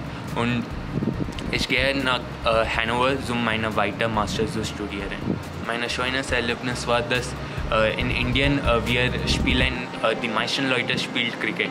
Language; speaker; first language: German; non-native, learner; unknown